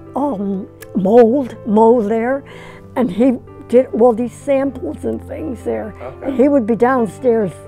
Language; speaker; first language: English; native; English